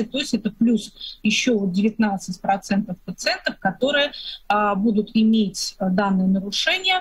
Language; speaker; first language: Russian; native; Russian